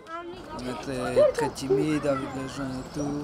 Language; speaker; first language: French; non-native, learner; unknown